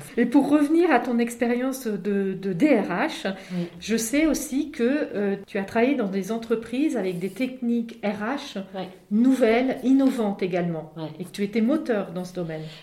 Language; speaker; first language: French; native; French